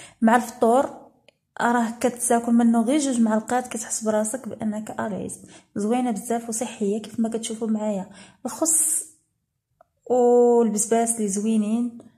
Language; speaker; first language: Arabic; native; Arabic